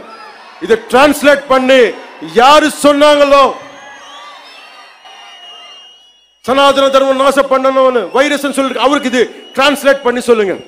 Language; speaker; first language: Tamil; non-native, fluent; Telugu